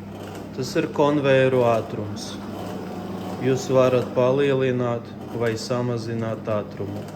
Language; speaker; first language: Latvian; non-native, local second language; Russian